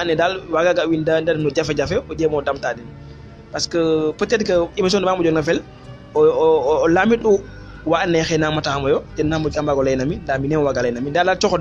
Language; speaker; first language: English; non-native, fluent; Serer